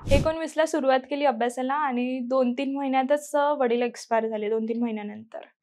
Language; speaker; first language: Marathi; native; Marathi